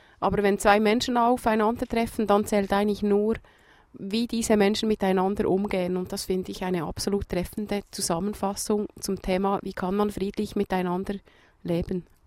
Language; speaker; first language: German; native; German